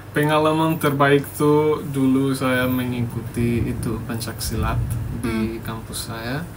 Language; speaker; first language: Indonesian; non-native, fluent; Bangla